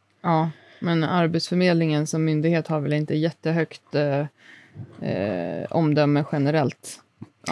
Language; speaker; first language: Swedish; native; Swedish